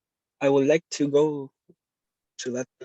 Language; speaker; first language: English; non-native, learner; Spanish